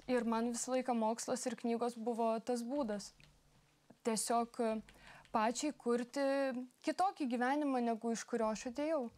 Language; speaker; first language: Lithuanian; non-native, local second language; Polish